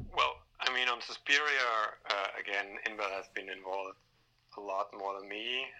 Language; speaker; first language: English; non-native, fluent; Danish